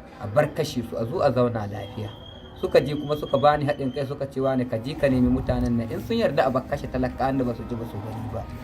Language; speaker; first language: Hausa; non-native, local second language; Fula